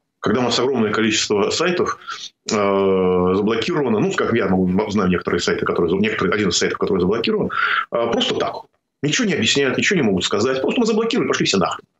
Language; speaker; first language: Russian; native; Russian